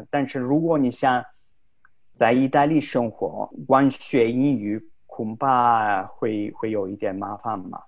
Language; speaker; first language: Chinese; non-native, fluent; Italian